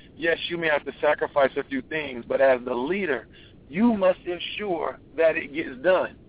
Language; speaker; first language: English; native; English